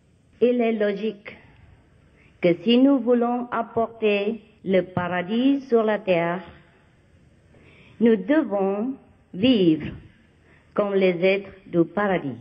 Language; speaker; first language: French; non-native, learner; Vietnamese